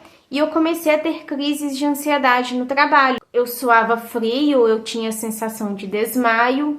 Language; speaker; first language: Portuguese; native; Portuguese